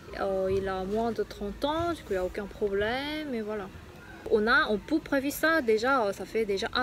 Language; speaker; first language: French; non-native, fluent; Korean